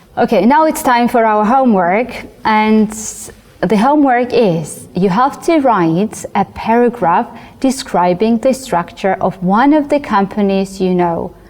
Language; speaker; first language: English; non-native, fluent; Georgian